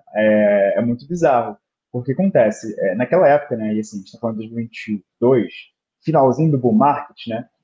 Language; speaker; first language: Portuguese; native; Portuguese